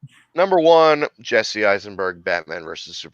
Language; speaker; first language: English; native; English